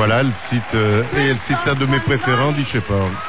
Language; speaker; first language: French; native; French